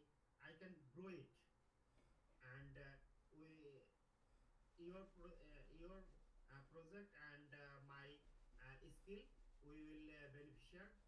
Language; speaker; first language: English; non-native, learner; Bangla